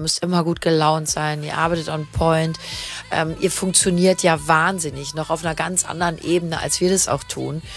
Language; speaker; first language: German; native; German